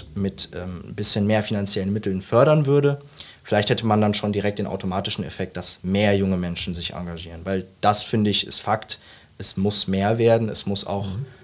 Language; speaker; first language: German; native; German